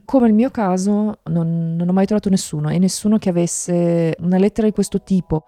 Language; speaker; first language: Italian; native; Italian